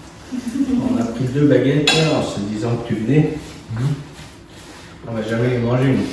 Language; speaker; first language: French; native; French